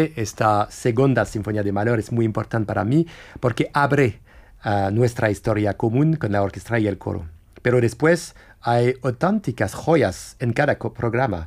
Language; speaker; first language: Spanish; non-native, fluent; French